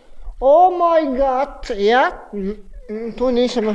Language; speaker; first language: English; non-native, learner; Croatian